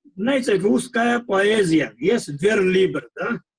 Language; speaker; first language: Russian; non-native, fluent; Hindi